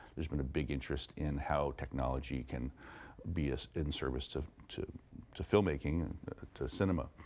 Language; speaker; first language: English; native; English